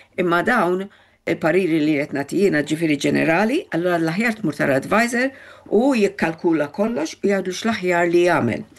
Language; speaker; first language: Maltese; early bilingual, heritage; Maltese